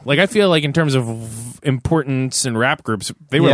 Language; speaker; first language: English; native; English